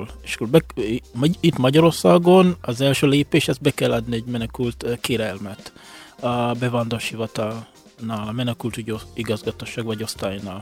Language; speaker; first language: Hungarian; non-native, fluent; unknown